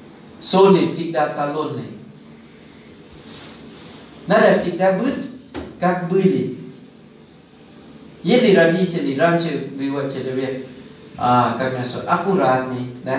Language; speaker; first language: Russian; non-native, learner; Thai